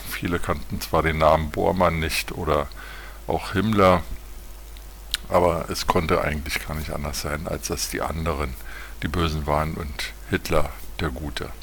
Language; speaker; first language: German; native; German